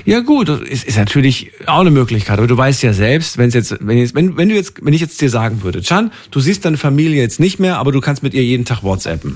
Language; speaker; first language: German; native; German